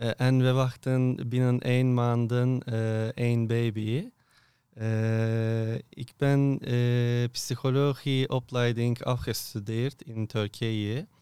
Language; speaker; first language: Dutch; non-native, learner; Turkish